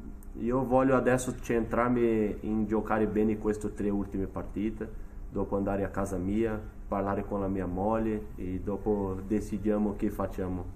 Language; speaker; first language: Italian; non-native, fluent; Portuguese